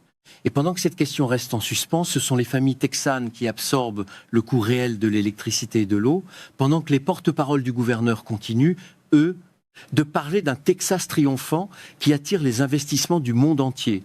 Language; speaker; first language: French; native; French